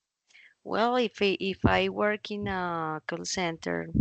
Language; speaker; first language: English; non-native, learner; Spanish